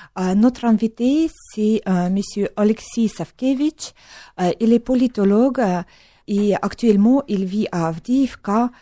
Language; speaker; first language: French; non-native, fluent; Russian